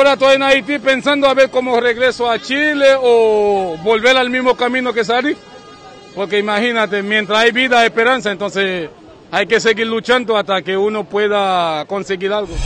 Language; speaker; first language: Spanish; non-native, fluent; Haitian Creole